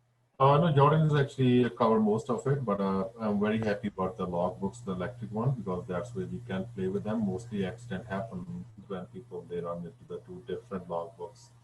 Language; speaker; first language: English; non-native, fluent; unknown